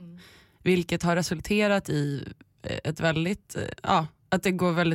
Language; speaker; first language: Swedish; native; Swedish